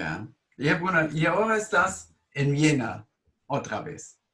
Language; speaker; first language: Spanish; non-native, fluent; German